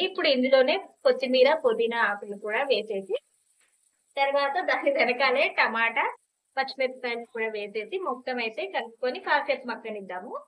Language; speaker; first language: Telugu; non-native, local second language; Urdu